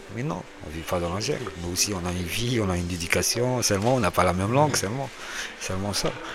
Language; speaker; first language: French; non-native, local second language; Arabic